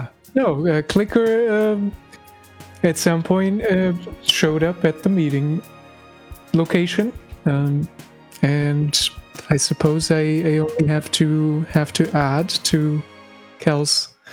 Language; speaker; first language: English; non-native, fluent; German